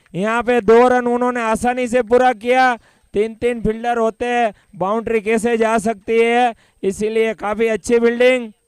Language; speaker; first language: Hindi; non-native, local second language; Gujarati